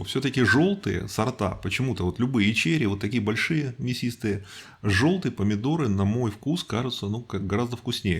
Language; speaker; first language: Russian; native; Russian